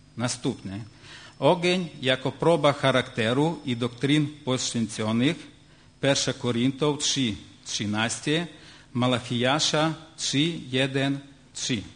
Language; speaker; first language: Polish; non-native, learner; Ukrainian